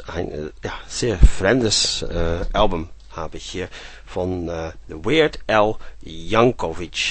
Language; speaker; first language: German; non-native, fluent; Dutch